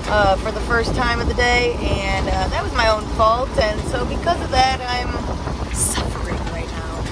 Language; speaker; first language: English; native; English